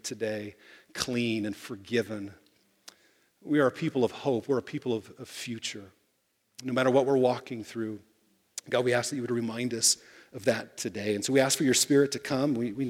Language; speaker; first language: English; native; English